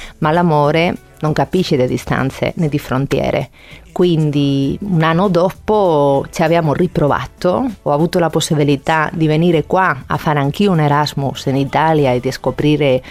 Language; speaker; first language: Italian; non-native, fluent; Spanish